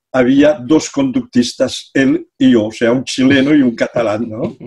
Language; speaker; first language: Spanish; non-native, local second language; Catalan